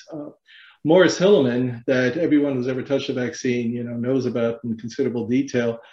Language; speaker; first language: English; native; English